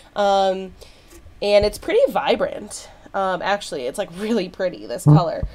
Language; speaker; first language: English; native; English